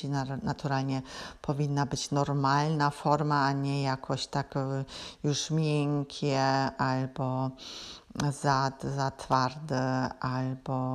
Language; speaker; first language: Polish; non-native, learner; German